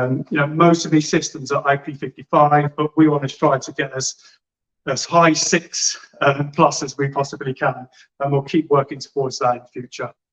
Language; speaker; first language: English; native; English